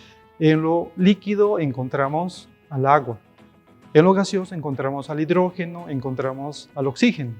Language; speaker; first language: Spanish; native; Spanish